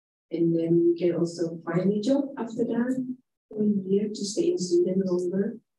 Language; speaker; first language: English; non-native, fluent; Indonesian